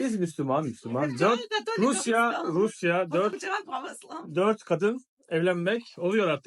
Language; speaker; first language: Turkish; non-native, learner; Russian